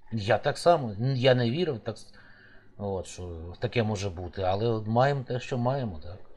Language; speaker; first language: Ukrainian; native; Ukrainian